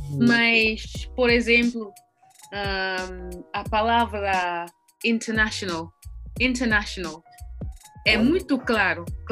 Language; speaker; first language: Portuguese; non-native, learner; English